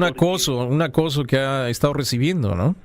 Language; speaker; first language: Spanish; native; Spanish